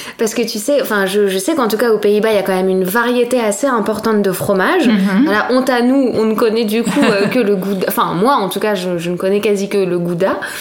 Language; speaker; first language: French; native; French